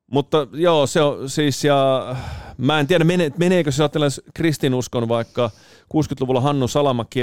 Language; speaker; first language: Finnish; early bilingual, other home language; Italian